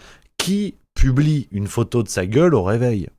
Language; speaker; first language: French; native; French